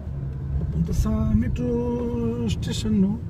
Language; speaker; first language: Filipino; non-native, learner; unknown